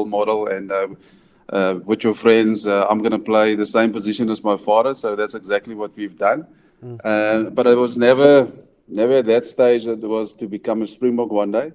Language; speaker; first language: English; non-native, local second language; Afrikaans